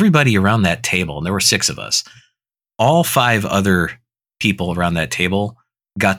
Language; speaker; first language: English; native; English